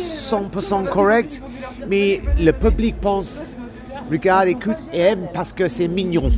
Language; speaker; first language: French; non-native, learner; English